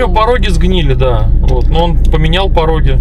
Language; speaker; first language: Russian; native; Russian